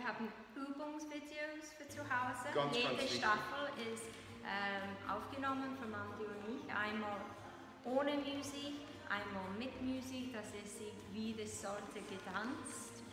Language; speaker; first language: German; non-native, learner; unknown